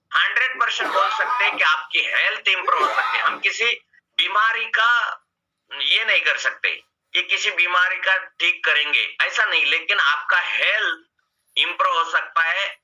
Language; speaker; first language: Hindi; non-native, local second language; Marathi